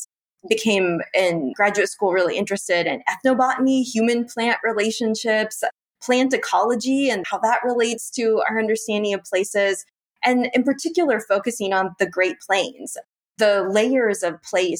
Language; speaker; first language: English; native; English